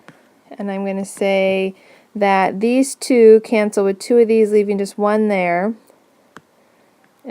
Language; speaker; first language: English; native; English